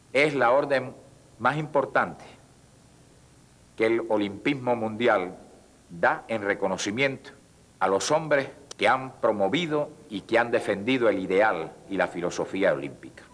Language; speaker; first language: Spanish; native; Spanish